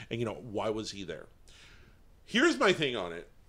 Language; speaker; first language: English; early bilingual, other home language; Spanish